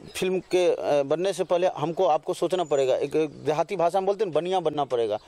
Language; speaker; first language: Hindi; non-native, local second language; Maithili